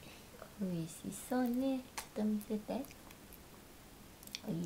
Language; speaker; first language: Japanese; non-native, fluent; Filipino